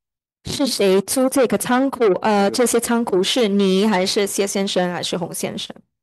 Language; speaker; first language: Chinese; early bilingual, heritage; Chinese